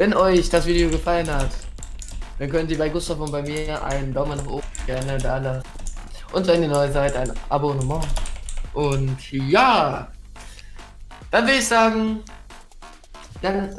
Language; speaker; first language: German; native; German